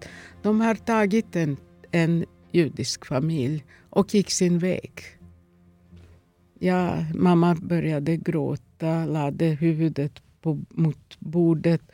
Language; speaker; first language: Swedish; non-native, fluent; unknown